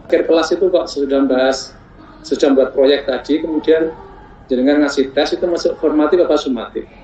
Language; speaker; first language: Indonesian; non-native, local second language; Javanese